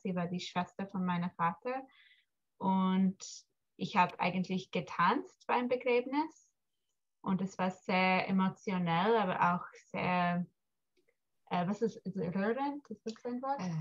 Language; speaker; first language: German; early bilingual, heritage; English